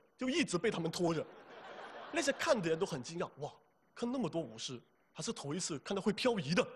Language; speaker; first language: Chinese; native; Chinese